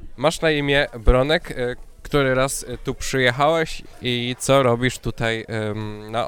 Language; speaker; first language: Polish; native; Polish